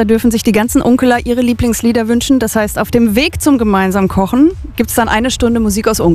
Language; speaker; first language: German; native; German